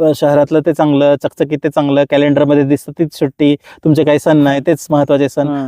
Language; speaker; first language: Marathi; non-native, local second language; Kukna